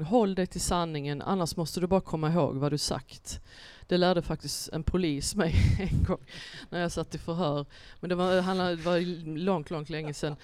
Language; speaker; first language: Swedish; native; Swedish